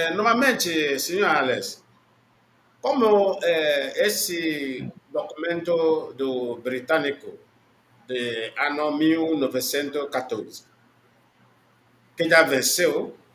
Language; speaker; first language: Portuguese; non-native, learner; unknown